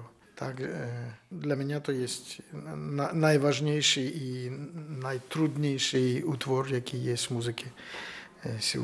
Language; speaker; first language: Polish; non-native, learner; Ukrainian